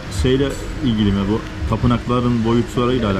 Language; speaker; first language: Turkish; native; Turkish